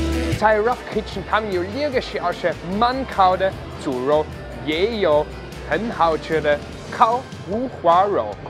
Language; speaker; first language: Chinese; non-native, fluent; German